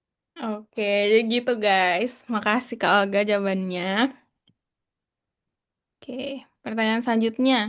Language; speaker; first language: Indonesian; native; Indonesian